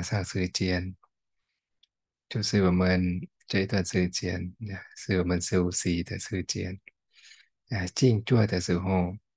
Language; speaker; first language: Chinese; non-native, fluent; Thai